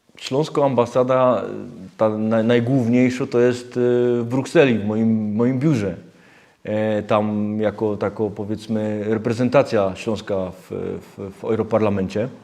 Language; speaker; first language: Polish; native; Polish